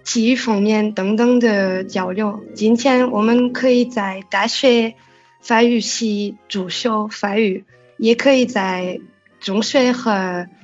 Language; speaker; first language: Chinese; non-native, learner; French